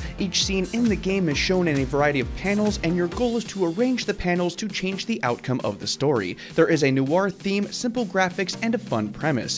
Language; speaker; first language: English; native; English